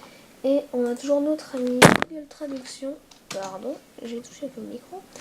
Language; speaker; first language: French; native; French